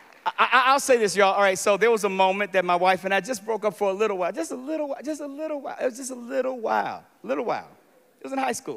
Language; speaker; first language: English; native; English